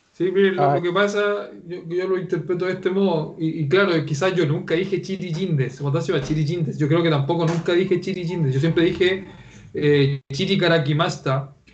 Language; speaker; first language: Spanish; native; Spanish